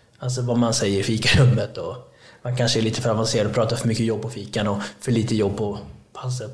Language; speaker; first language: Swedish; early bilingual, other home language; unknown